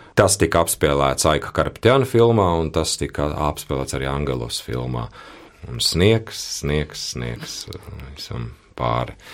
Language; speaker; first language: Latvian; native; Latvian